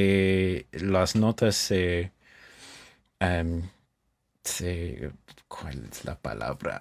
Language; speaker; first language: Spanish; non-native, fluent; English